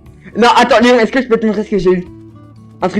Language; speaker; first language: French; native; French